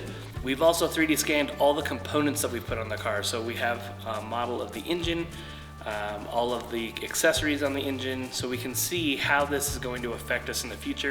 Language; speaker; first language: English; native; English